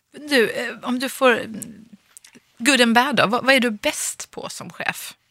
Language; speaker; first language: Swedish; native; Swedish